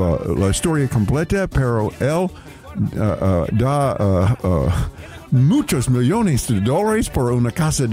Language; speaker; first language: Spanish; non-native, learner; English